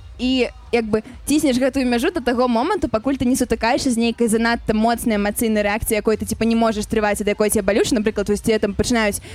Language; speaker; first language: Belarusian; non-native, local second language; Russian